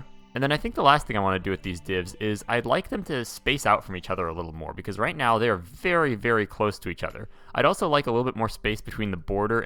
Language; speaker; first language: English; native; English